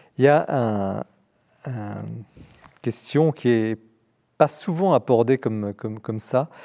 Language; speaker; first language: French; native; French